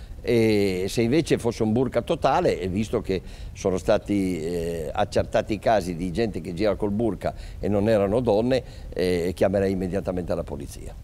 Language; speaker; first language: Italian; native; Italian